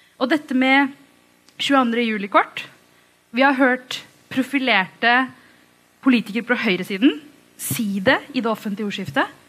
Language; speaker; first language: Norwegian; early bilingual, other home language; Tamil